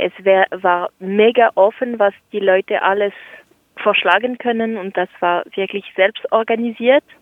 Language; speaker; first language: German; non-native, local second language; French